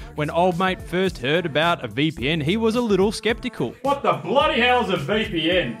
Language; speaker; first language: English; native; English